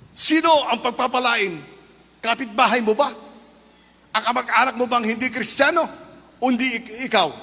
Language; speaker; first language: Filipino; non-native, local second language; Iloko